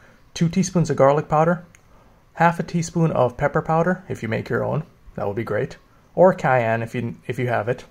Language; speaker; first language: English; native; English